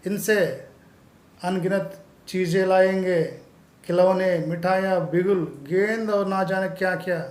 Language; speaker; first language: Hindi; non-native, local second language; Telugu